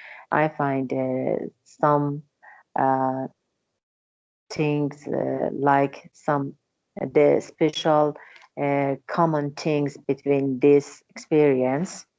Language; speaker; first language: English; non-native, learner; Persian